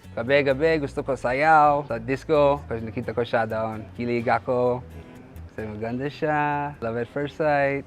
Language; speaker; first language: Filipino; non-native, learner; English